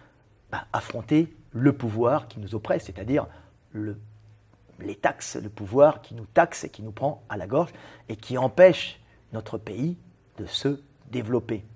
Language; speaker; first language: French; native; French